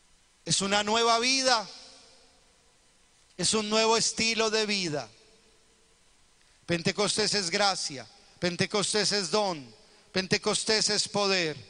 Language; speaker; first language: Spanish; native; Spanish